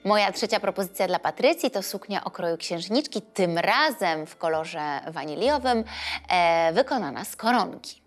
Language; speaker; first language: Polish; native; Polish